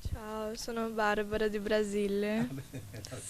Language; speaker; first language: Italian; non-native, learner; Portuguese